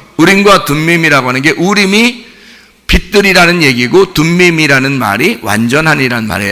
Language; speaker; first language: Korean; native; Korean